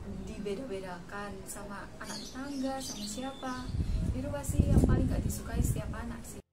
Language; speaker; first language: Indonesian; native; Indonesian